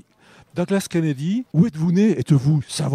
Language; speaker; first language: French; native; French